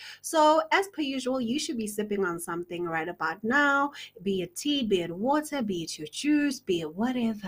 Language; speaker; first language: English; non-native, local second language; Zulu